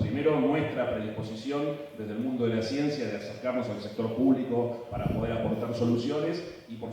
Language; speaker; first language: Spanish; native; Spanish